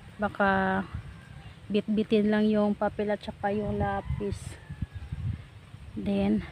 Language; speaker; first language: Filipino; non-native, local second language; Hiligaynon